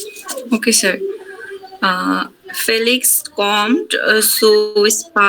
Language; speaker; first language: German; non-native, learner; Bangla